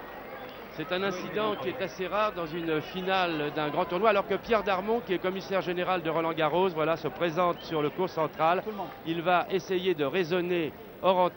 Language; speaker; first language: French; native; French